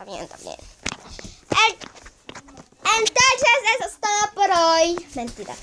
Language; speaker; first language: Spanish; early bilingual, heritage; Spanish